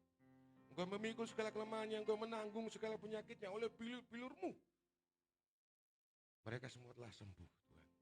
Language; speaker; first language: Indonesian; native; Indonesian